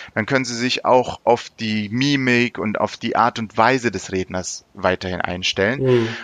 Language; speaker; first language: German; early bilingual, other home language; Turkish